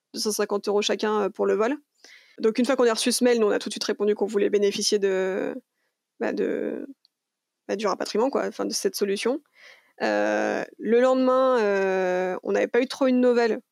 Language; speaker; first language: French; native; French